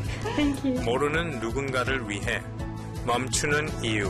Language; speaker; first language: Korean; non-native, fluent; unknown